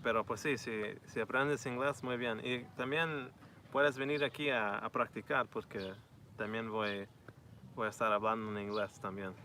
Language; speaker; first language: Spanish; non-native, learner; English